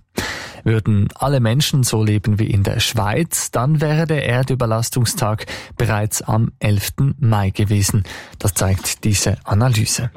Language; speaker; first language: German; native; German